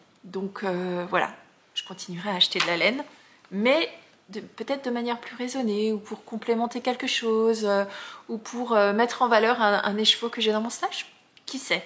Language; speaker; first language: French; native; French